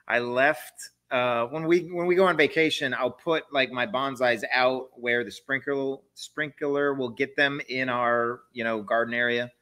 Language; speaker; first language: English; native; English